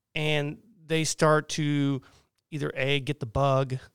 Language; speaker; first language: English; native; English